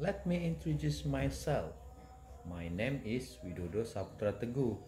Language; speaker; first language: English; non-native, fluent; Indonesian